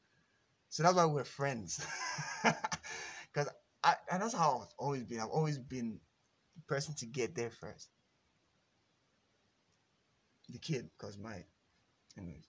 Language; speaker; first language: English; non-native, local second language; Yoruba